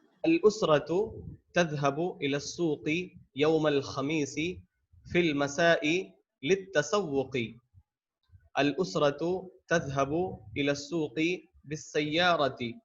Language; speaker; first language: Arabic; non-native, fluent; Urdu